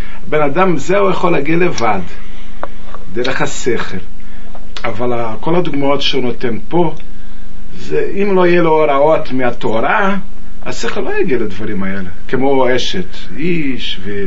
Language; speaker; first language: Hebrew; non-native, fluent; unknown